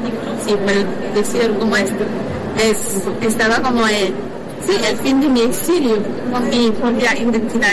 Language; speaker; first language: Spanish; non-native, learner; French